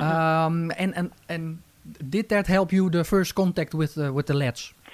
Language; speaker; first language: English; non-native, fluent; Dutch